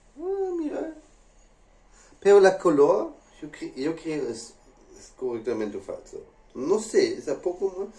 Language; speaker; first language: Spanish; non-native, learner; English